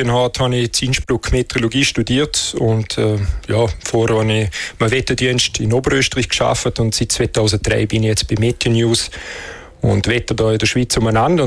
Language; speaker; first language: German; native; German